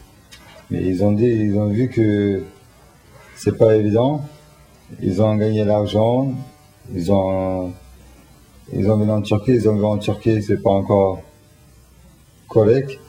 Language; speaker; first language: French; non-native, learner; Turkish